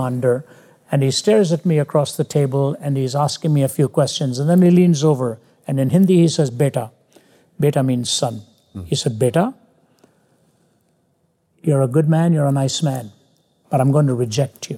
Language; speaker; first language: English; non-native, local second language; Hindi